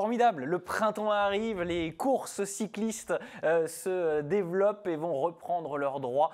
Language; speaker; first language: French; native; French